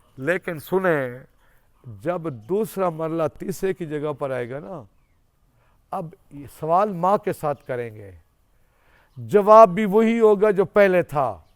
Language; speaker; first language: Urdu; non-native, local second language; Saraiki